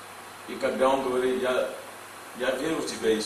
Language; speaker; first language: Russian; non-native, learner; English